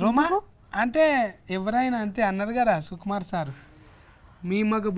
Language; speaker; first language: Telugu; native; Telugu